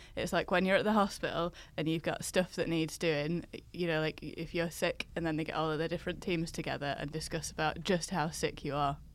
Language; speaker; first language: English; native; English